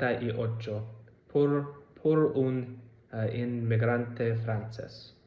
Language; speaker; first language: Spanish; non-native, learner; English